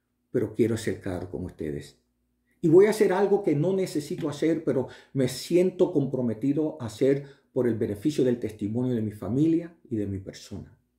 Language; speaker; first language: Spanish; early bilingual, heritage; Spanish